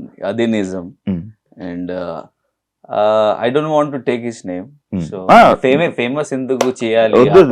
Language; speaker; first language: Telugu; non-native, local second language; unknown